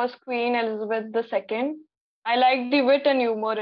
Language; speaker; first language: English; non-native, local second language; Hindi